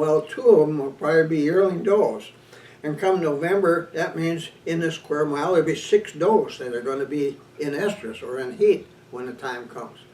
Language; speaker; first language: English; native; English